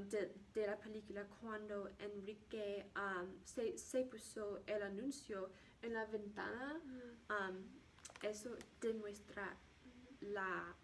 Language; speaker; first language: Spanish; non-native, learner; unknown